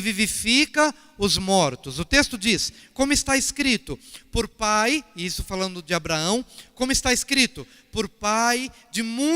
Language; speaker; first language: Portuguese; native; Portuguese